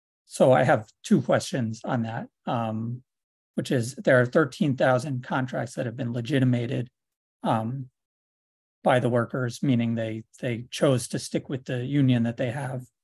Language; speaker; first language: English; native; English